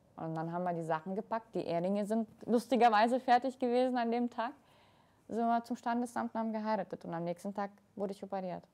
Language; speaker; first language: German; early bilingual, other home language; Russian